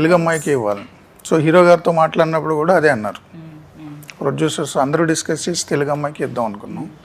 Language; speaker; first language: Telugu; native; Telugu